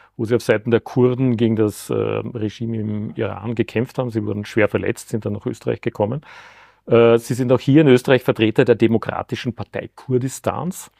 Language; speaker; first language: German; native; German